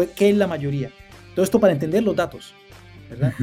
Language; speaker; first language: Spanish; native; Spanish